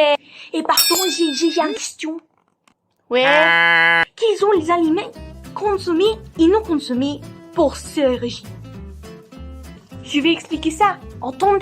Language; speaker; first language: French; non-native, learner; Spanish